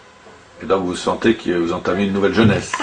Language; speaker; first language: French; native; French